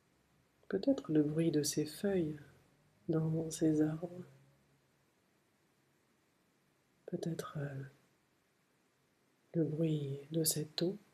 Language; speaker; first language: French; native; French